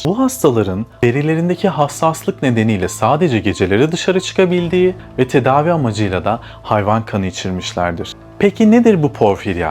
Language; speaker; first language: Turkish; native; Turkish